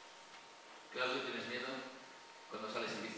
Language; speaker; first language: Spanish; native; Spanish